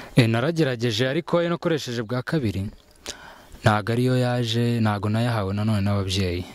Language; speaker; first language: Kinyarwanda; early bilingual, heritage; Kinyarwanda